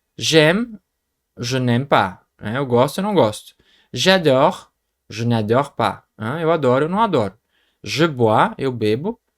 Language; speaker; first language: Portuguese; native; Portuguese